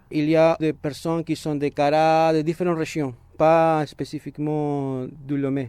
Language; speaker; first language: French; non-native, fluent; Spanish